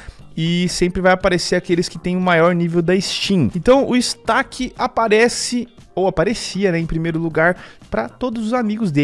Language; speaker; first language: Portuguese; native; Portuguese